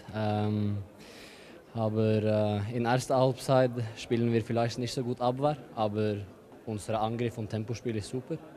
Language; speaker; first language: German; non-native, learner; Norwegian